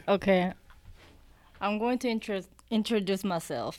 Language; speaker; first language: English; non-native, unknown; Korean